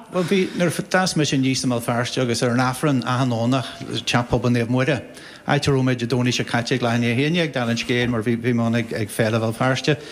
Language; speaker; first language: Irish; native; Irish